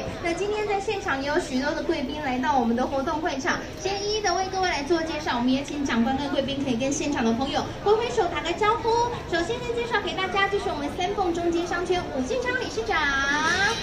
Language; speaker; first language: Chinese; native; Chinese